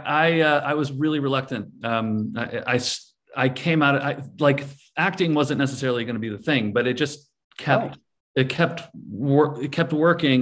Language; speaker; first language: English; native; English